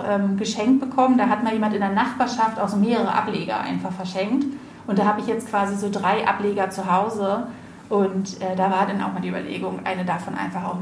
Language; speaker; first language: German; native; German